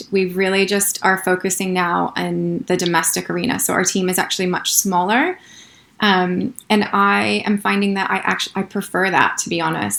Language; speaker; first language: English; native; English